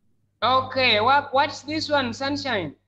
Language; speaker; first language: English; non-native, fluent; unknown